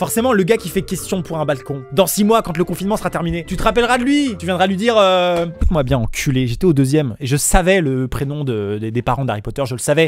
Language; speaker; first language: French; native; French